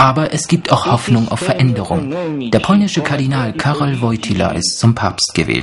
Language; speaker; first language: German; native; German